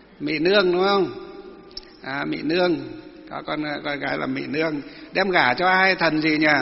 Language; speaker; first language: Vietnamese; non-native, local second language; Muong